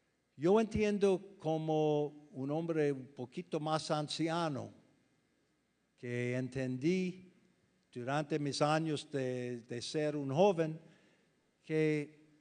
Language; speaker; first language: Spanish; non-native, fluent; English